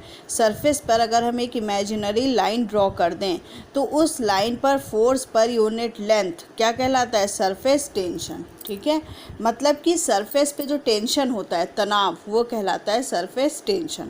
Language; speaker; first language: Hindi; native; Hindi